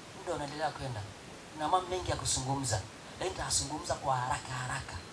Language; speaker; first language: Swahili; non-native, local second language; Masai